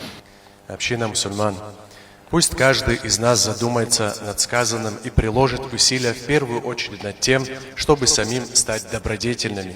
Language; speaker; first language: Russian; non-native, local second language; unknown